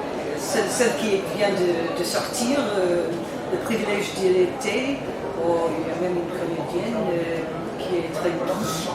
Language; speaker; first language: French; non-native, learner; English